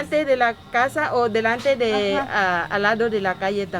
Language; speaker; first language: Spanish; non-native, learner; Thai